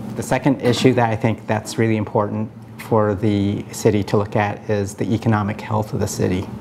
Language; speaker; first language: English; native; English